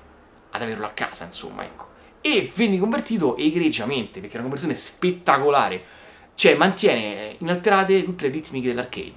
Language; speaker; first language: Italian; native; Italian